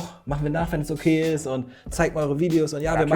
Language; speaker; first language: German; native; German